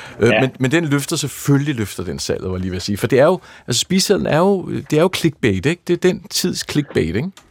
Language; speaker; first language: Danish; native; Danish